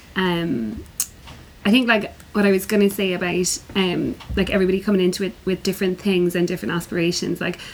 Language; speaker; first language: English; native; English